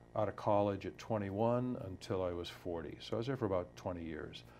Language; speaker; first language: English; native; English